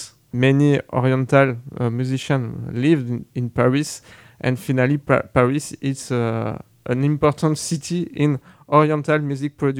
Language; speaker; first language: English; non-native, learner; French